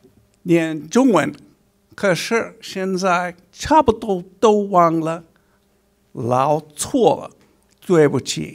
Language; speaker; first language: Chinese; non-native, learner; English